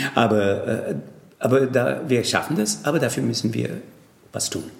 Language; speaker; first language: German; non-native, fluent; Tamil